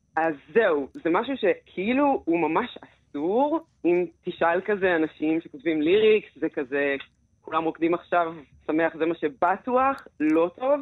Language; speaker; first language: Hebrew; native; Hebrew